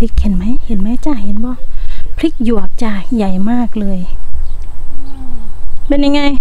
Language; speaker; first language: Thai; non-native, local second language; Northeastern Thai